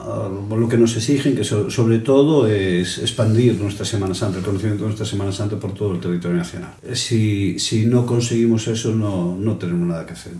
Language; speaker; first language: Spanish; native; Spanish